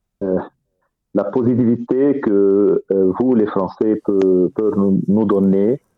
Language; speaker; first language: French; non-native, fluent; Arabic